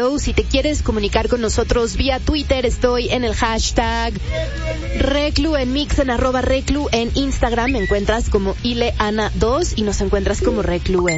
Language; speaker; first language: Spanish; native; Spanish